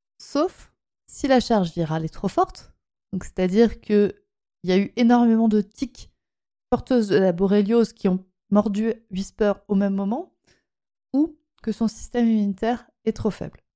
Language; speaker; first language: French; native; French